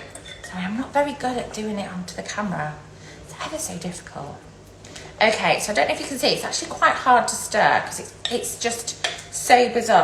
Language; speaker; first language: English; native; English